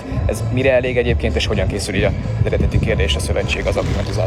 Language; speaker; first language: Hungarian; native; Hungarian